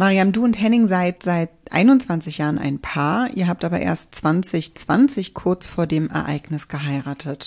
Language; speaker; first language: German; native; German